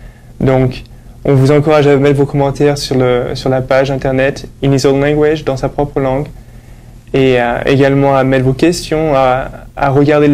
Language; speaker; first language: French; native; French